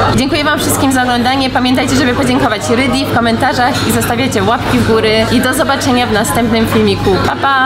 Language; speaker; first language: Polish; early bilingual, heritage; Polish